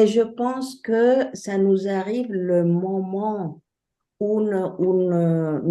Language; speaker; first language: French; non-native, fluent; Spanish